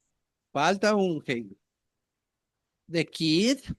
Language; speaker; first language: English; non-native, fluent; Spanish